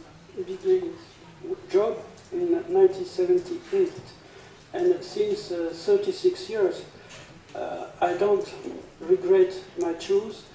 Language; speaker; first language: English; non-native, learner; French